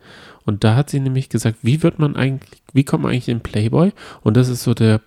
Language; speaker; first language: German; native; German